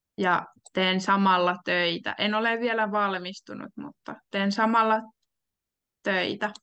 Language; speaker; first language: Finnish; native; Finnish